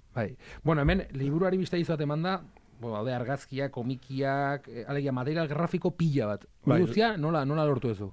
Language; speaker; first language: Basque; native; Basque